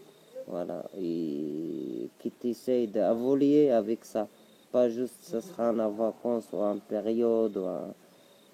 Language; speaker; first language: French; non-native, local second language; Arabic